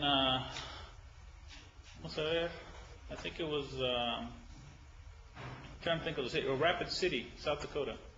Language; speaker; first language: English; early bilingual, other home language; Spanish